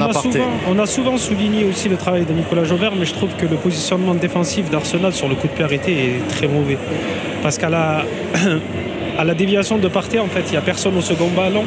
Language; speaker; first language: French; native; French